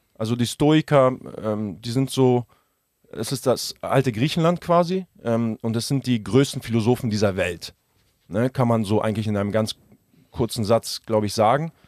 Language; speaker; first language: German; early bilingual, other home language; Russian